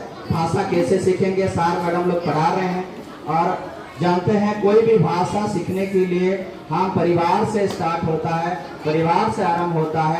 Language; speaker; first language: Hindi; non-native, local second language; Odia